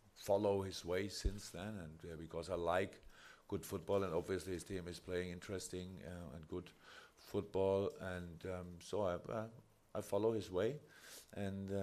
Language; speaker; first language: English; non-native, fluent; German